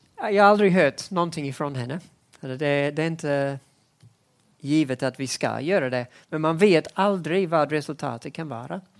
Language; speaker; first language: Swedish; non-native, fluent; English